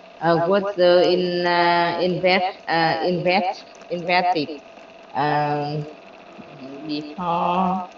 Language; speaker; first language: English; non-native, learner; Vietnamese